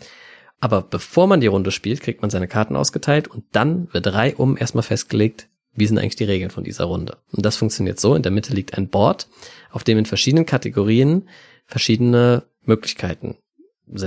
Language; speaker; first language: German; native; German